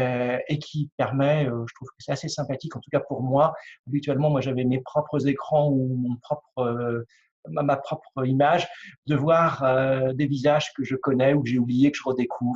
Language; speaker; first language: French; native; French